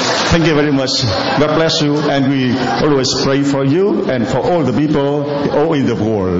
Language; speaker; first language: English; non-native, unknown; Vietnamese